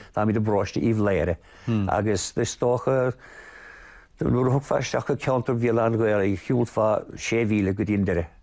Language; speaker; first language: Irish; native; Irish